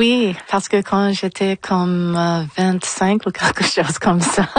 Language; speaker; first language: French; non-native, local second language; English